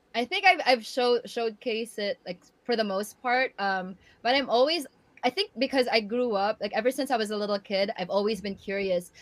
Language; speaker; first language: English; early bilingual, other home language; Waray